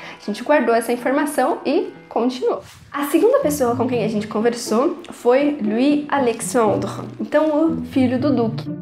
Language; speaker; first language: Portuguese; native; Portuguese